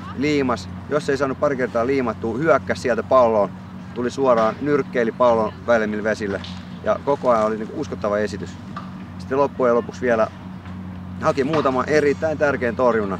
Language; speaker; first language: Finnish; native; Finnish